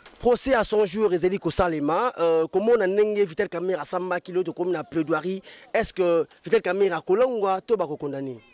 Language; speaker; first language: Lingala; native; Lingala